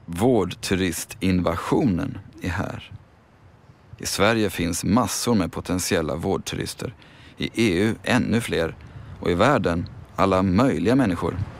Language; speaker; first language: Swedish; native; Swedish